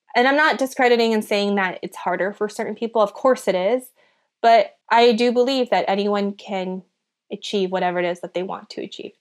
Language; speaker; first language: English; early bilingual, other home language; Chinese